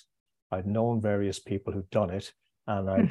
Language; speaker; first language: English; native; English